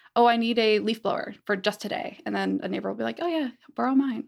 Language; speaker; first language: English; native; English